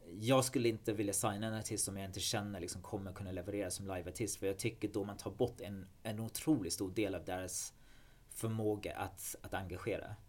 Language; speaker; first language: Swedish; non-native, fluent; English